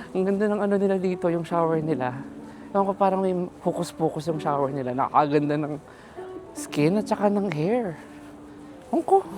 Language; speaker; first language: Filipino; non-native, local second language; Pampanga